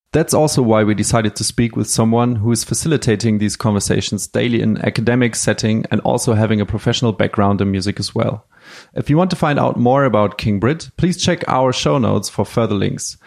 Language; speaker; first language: English; non-native, fluent; German